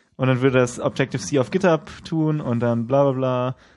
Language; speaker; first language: German; native; German